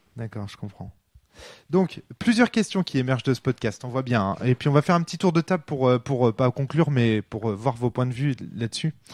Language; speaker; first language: French; native; French